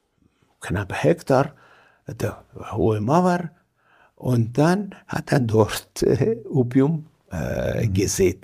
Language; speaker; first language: German; non-native, fluent; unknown